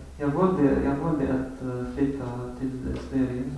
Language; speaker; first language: Swedish; non-native, learner; Arabic